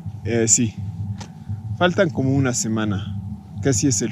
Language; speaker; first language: Spanish; non-native, fluent; French